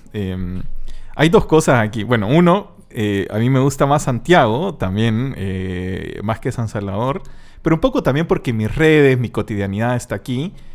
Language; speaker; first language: Spanish; native; Spanish